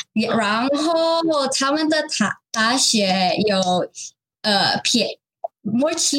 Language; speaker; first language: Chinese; non-native, learner; English